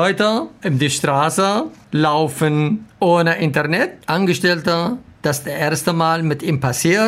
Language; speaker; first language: German; non-native, learner; Arabic